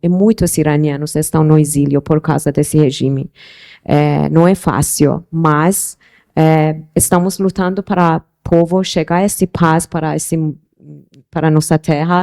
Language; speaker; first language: Portuguese; non-native, fluent; Persian